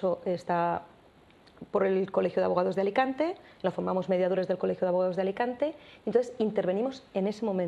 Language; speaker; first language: Spanish; native; Spanish